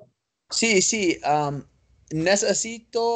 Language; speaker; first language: Spanish; non-native, learner; English